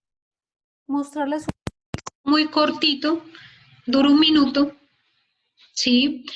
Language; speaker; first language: Spanish; native; Spanish